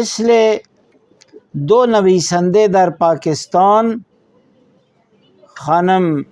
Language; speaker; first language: Persian; non-native, fluent; Urdu